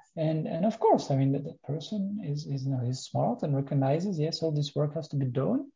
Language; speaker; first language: English; non-native, fluent; French